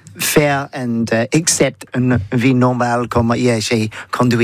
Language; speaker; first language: French; non-native, learner; English